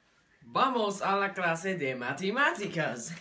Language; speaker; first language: Spanish; non-native, learner; English